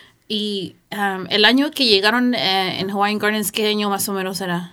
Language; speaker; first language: Spanish; early bilingual, heritage; Spanish